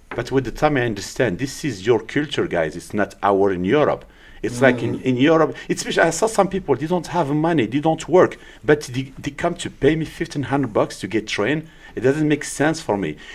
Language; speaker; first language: English; early bilingual, other home language; Arabic